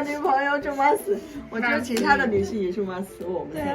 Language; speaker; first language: Chinese; non-native, fluent; Mongolian